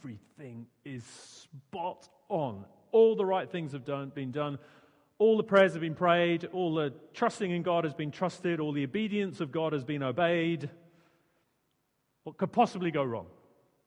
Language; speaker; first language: English; native; English